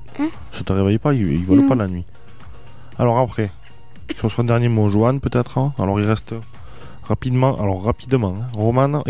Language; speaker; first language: French; native; French